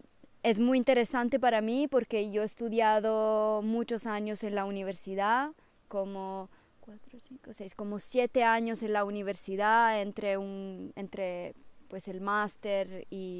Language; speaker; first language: Spanish; non-native, fluent; Italian